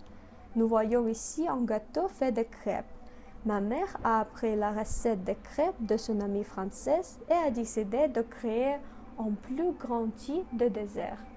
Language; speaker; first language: French; non-native, learner; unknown